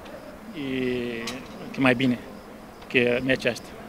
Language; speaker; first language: Romanian; non-native, learner; Portuguese